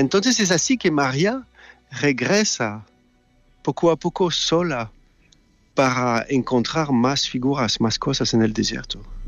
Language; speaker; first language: Spanish; non-native, fluent; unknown